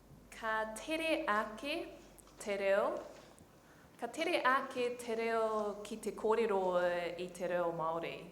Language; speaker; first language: Māori; non-native, local second language; English